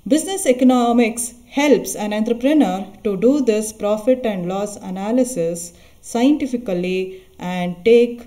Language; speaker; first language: English; non-native, local second language; Kannada